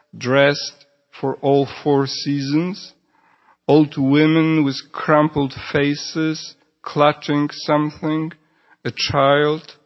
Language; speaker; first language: English; non-native, fluent; Polish